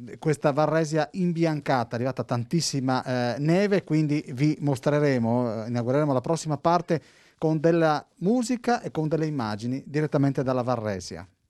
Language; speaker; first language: Italian; native; Italian